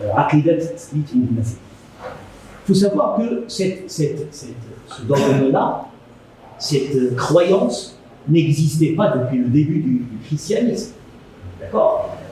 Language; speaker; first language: French; non-native, local second language; Arabic